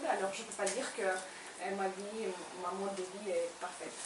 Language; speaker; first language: French; non-native, fluent; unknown